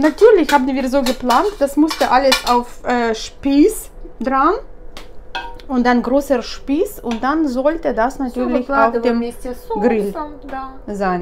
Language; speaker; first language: German; non-native, fluent; Russian